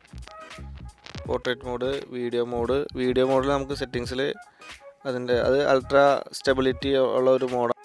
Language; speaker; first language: Malayalam; native; Malayalam